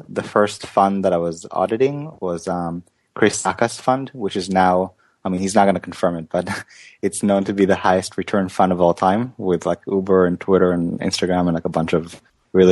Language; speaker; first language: English; native; English